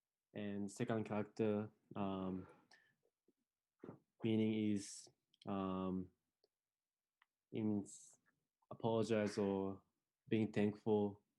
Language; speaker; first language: English; non-native, fluent; Japanese